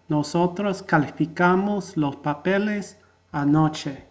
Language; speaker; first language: Spanish; non-native, fluent; English